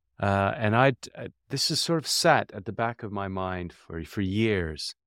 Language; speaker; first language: English; native; English